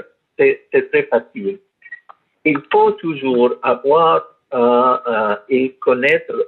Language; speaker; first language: French; non-native, learner; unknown